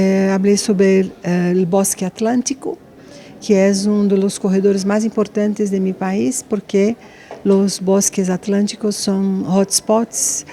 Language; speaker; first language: Spanish; non-native, fluent; Portuguese